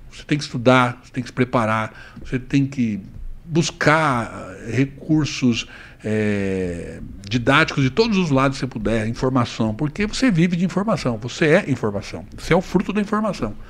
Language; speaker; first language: Portuguese; native; Portuguese